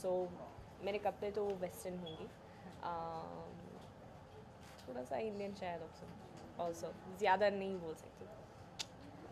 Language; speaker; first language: Hindi; non-native, fluent; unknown